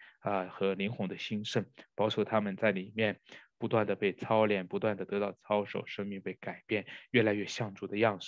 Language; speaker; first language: Chinese; native; Chinese